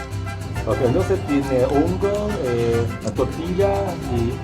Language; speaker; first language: Spanish; non-native, learner; Chinese